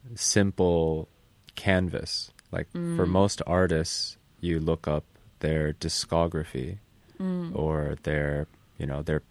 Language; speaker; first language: English; native; English